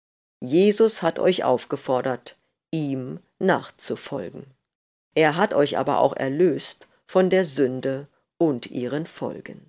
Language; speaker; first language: German; native; German